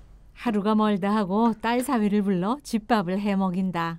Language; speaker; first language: Korean; native; Korean